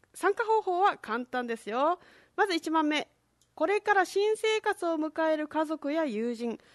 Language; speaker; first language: Japanese; native; Japanese